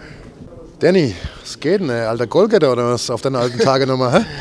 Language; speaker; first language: German; native; German